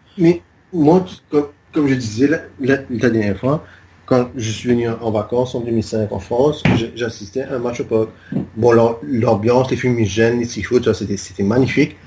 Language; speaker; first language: French; non-native, local second language; Morisyen